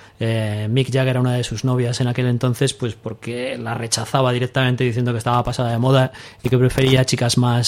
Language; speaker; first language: Spanish; native; Spanish